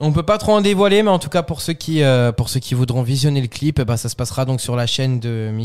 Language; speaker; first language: French; native; French